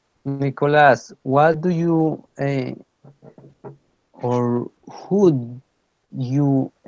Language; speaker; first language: English; non-native, fluent; Spanish